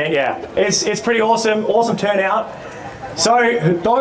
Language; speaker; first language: English; native; English